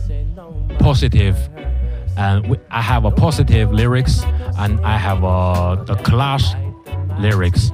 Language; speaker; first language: English; non-native, learner; Chinese